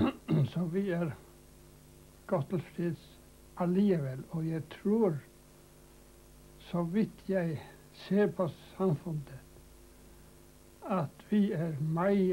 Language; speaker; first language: Danish; non-native, local second language; Faroese